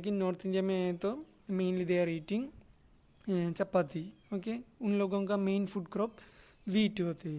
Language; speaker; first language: Hindi; non-native, local second language; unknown